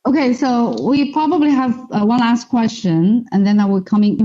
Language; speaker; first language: English; non-native, fluent; Chinese